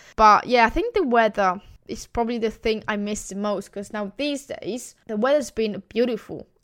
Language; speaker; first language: English; non-native, fluent; Italian